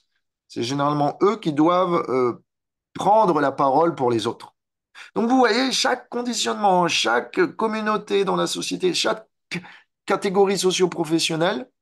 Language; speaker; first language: French; native; French